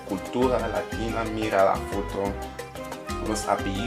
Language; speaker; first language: Spanish; non-native, learner; French